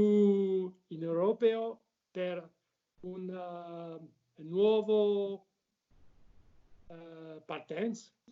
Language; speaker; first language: Italian; non-native, learner; French